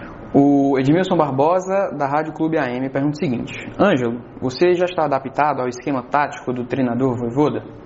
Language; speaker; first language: Portuguese; native; Portuguese